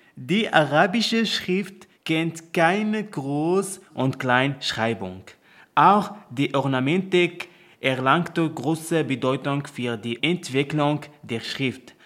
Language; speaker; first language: German; non-native, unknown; Arabic